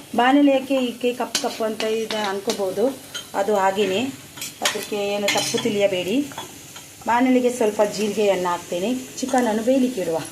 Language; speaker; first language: Kannada; non-native, local second language; Tulu